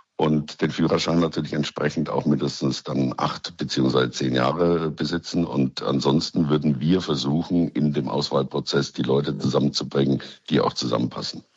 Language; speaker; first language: German; native; German